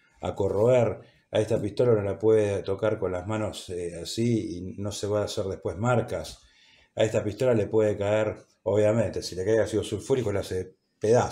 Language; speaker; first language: Spanish; native; Spanish